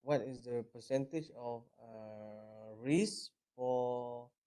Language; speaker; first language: English; non-native, local second language; Malay